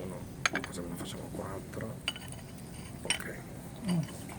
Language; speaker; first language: Italian; native; Italian